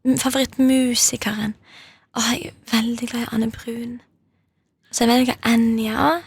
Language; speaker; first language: Norwegian; native; Norwegian